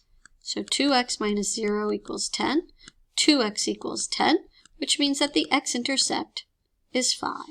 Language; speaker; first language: English; native; English